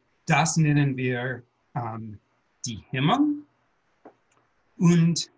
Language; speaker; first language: German; non-native, learner; English